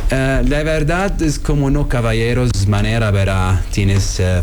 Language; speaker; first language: Spanish; non-native, learner; Arabic